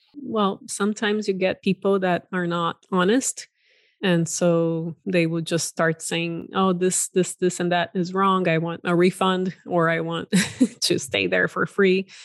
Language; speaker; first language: English; non-native, fluent; Portuguese